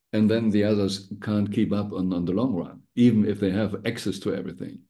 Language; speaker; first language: English; non-native, fluent; German